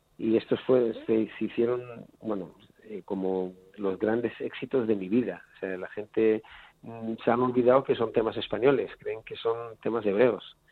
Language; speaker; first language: Spanish; non-native, fluent; Hebrew